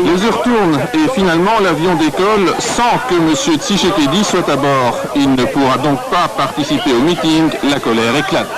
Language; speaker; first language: French; native; French